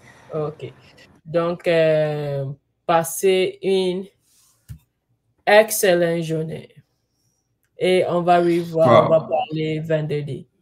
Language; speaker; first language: French; non-native, learner; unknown